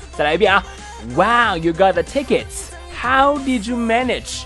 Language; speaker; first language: English; non-native, fluent; Chinese